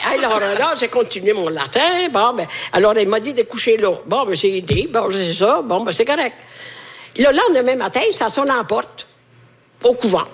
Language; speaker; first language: French; non-native, fluent; Italian